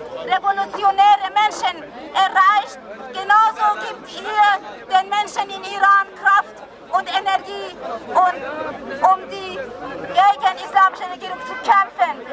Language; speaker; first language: German; non-native, learner; Persian